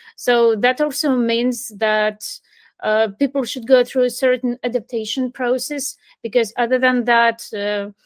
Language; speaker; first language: English; non-native, fluent; Ukrainian